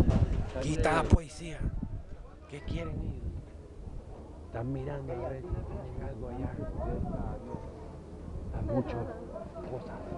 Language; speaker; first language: Spanish; non-native, fluent; English